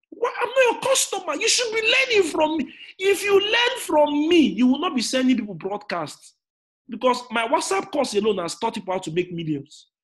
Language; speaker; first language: English; non-native, local second language; Igbo